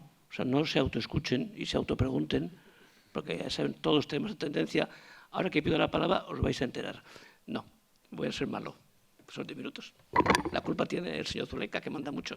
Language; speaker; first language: Spanish; native; Spanish